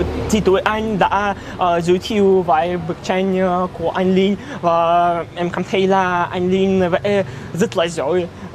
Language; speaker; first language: Vietnamese; non-native, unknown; Russian